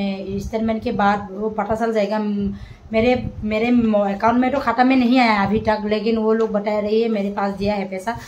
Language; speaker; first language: Hindi; non-native, local second language; Assamese